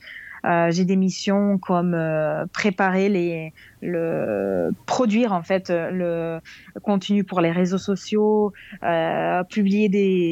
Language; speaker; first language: French; non-native, fluent; Serbian